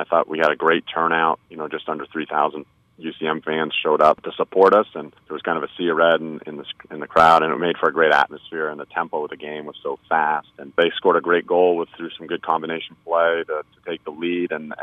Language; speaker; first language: English; native; English